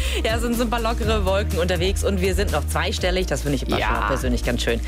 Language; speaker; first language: German; native; German